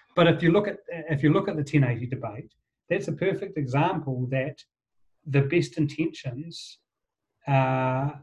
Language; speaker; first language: English; native; English